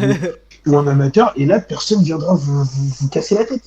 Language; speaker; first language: French; native; French